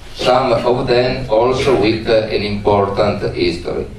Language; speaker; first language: English; non-native, learner; Italian